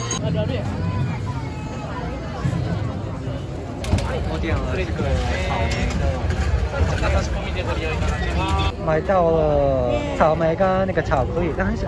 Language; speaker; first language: Chinese; non-native, fluent; Japanese